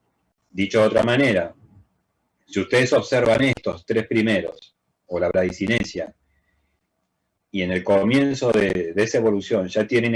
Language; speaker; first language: Spanish; native; Spanish